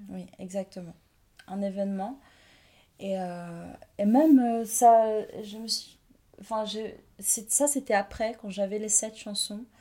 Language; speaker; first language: French; non-native, fluent; Portuguese